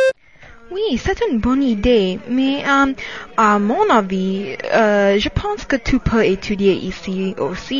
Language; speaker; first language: French; non-native, learner; English